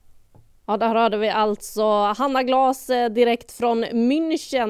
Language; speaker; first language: Swedish; native; Swedish